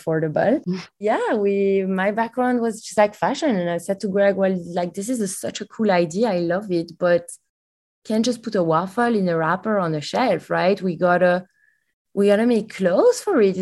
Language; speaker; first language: English; non-native, fluent; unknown